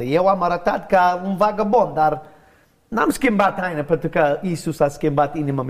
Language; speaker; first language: Romanian; non-native, learner; English